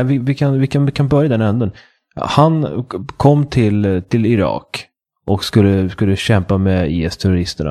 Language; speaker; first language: Swedish; native; Swedish